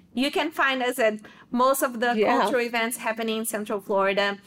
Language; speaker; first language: English; non-native, fluent; Portuguese